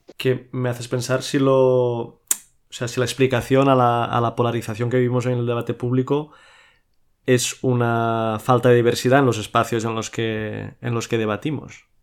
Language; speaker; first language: Spanish; non-native, local second language; Catalan